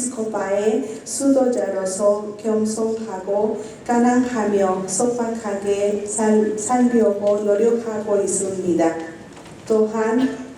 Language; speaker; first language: Korean; non-native, learner; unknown